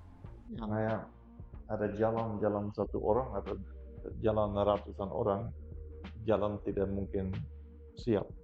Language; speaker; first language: Indonesian; non-native, fluent; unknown